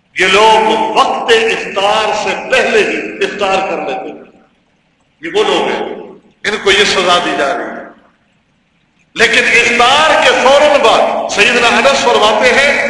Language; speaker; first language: Urdu; native; Urdu